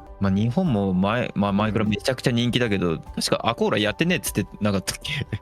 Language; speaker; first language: Japanese; native; Japanese